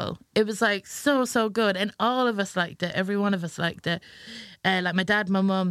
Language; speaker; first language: English; native; English